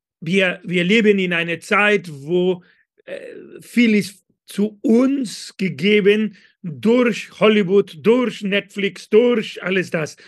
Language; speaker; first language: German; non-native, fluent; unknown